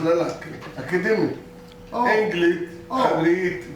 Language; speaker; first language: Hebrew; non-native, local second language; Arabic